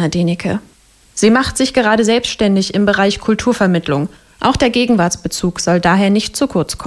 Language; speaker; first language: German; native; German